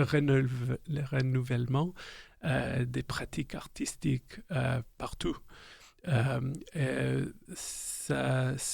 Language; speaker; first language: French; non-native, local second language; English